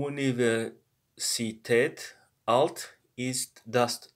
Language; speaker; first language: German; non-native, learner; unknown